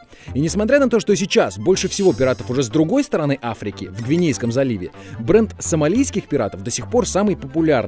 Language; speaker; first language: Russian; native; Russian